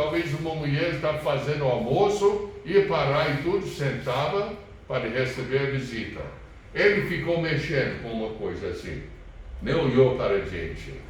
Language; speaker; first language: Portuguese; non-native, fluent; English